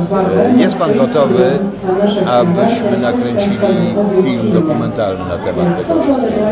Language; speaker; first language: Polish; native; Polish